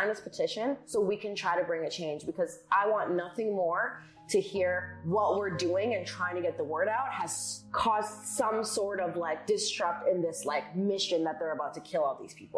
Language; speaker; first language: English; early bilingual, other home language; Persian